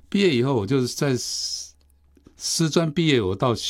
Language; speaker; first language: Chinese; native; Chinese